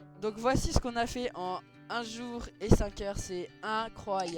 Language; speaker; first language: French; native; French